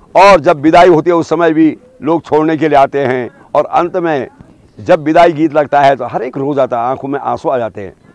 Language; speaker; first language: Hindi; non-native, local second language; Garhwali